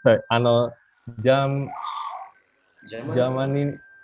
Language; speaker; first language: Japanese; non-native, fluent; Indonesian